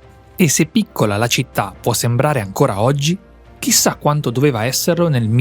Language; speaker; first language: Italian; native; Italian